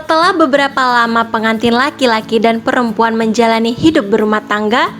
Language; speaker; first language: Indonesian; native; Indonesian